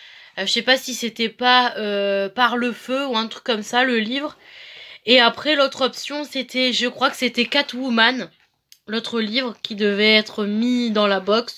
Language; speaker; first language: French; native; French